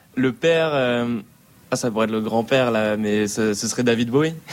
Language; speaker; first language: French; native; French